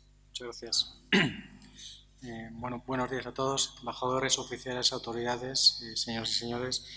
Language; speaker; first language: Spanish; native; Spanish